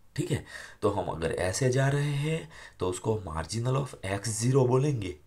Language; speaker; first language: Hindi; non-native, local second language; Gujarati